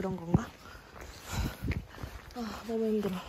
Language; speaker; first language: Korean; native; Korean